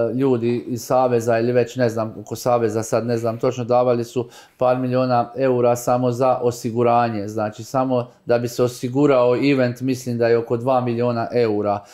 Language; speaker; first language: Croatian; native; Croatian